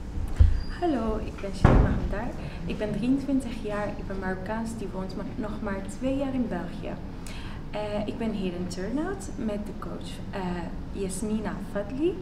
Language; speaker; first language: Dutch; non-native, learner; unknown